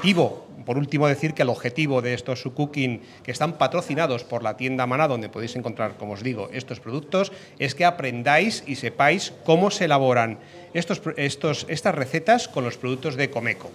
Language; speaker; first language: Spanish; native; Spanish